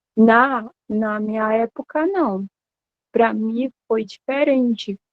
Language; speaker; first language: Portuguese; non-native, local second language; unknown